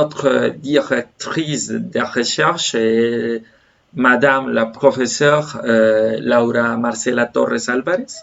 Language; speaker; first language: French; non-native, fluent; Spanish